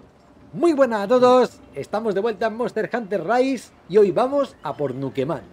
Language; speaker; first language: Spanish; native; Spanish